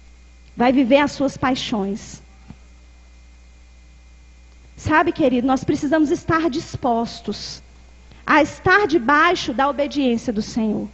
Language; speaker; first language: Portuguese; native; Portuguese